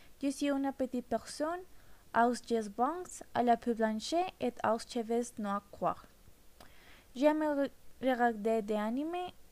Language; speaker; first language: French; non-native, learner; Spanish